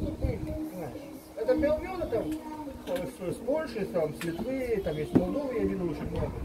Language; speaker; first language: Russian; non-native, fluent; Lithuanian